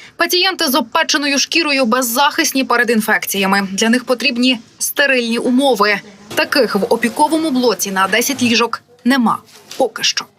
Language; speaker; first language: Ukrainian; native; Ukrainian